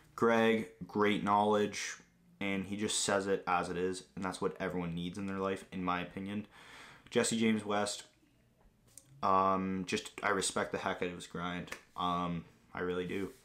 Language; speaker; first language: English; non-native, fluent; Greek